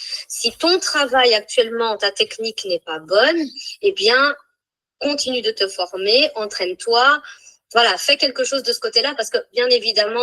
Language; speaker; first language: French; native; French